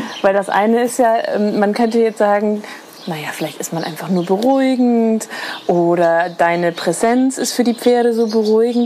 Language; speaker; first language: German; native; German